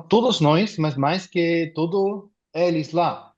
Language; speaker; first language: Portuguese; non-native, fluent; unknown